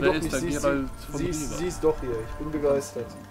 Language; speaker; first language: German; native; German